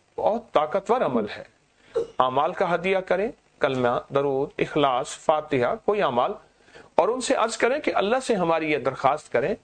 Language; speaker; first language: Urdu; native; Urdu